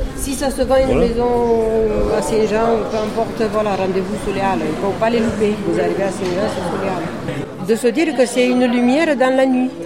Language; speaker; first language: French; non-native, fluent; Romanian